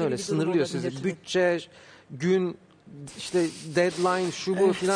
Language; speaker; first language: Turkish; native; Turkish